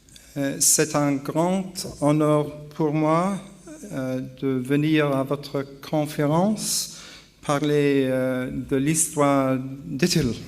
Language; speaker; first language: French; non-native, learner; English